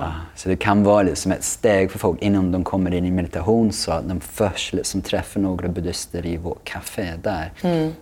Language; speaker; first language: Swedish; non-native, fluent; English